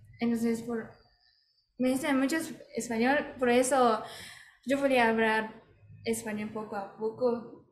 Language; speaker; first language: Spanish; non-native, learner; Japanese